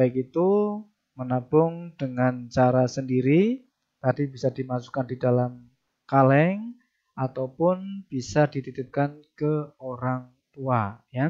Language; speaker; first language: Indonesian; native; Indonesian